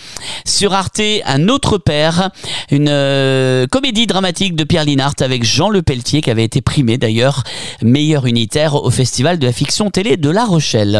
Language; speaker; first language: French; native; French